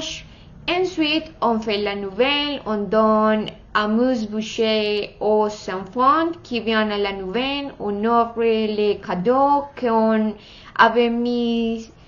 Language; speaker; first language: French; non-native, learner; Spanish